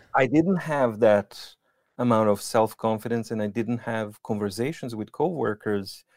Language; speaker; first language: English; non-native, fluent; Serbian